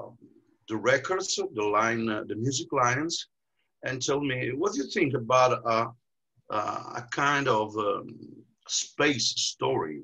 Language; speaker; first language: English; non-native, learner; Italian